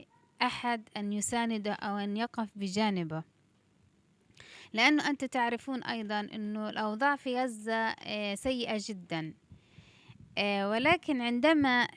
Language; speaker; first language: Arabic; native; Arabic